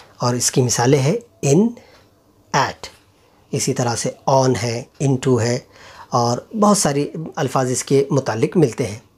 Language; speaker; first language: Urdu; native; Urdu